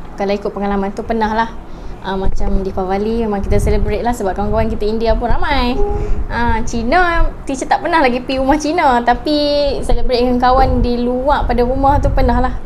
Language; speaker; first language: Malay; native; Malay